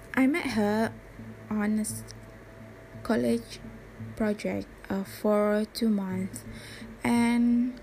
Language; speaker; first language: English; non-native, learner; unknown